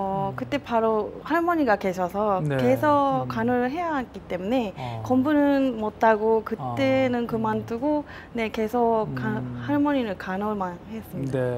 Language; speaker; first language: Korean; non-native, fluent; Japanese